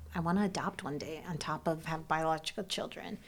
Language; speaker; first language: English; early bilingual, other home language; Serbian